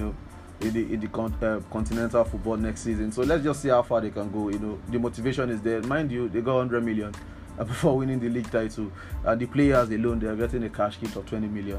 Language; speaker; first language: English; non-native, local second language; Yoruba